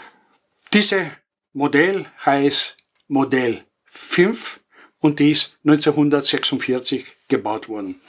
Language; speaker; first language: German; non-native, fluent; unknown